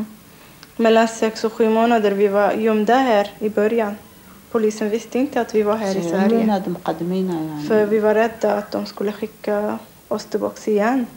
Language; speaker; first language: Swedish; non-native, learner; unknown